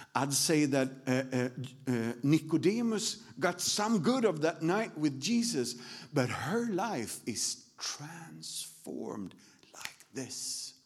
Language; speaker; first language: English; non-native, fluent; Swedish